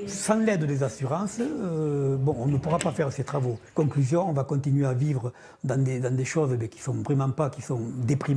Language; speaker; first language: French; native; French